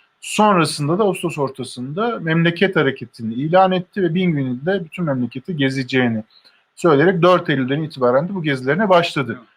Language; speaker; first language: Turkish; native; Turkish